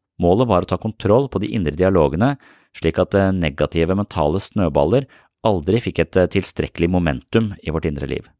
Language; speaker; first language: Norwegian; native; Norwegian